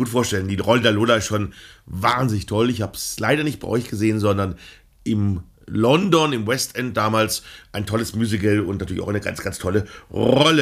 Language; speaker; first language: German; native; German